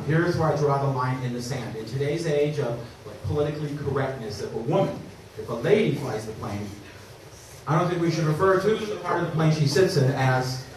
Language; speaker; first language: English; native; English